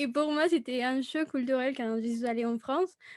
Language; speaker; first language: French; non-native, fluent; Spanish